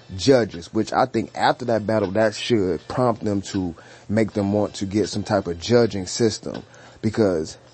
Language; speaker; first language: English; native; English